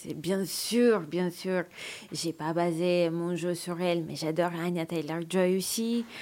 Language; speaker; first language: French; non-native, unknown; Russian